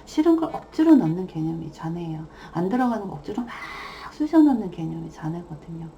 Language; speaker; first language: Korean; native; Korean